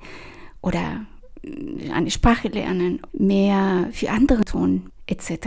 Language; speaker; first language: German; non-native, fluent; Spanish